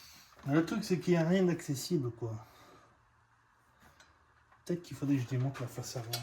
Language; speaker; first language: French; native; French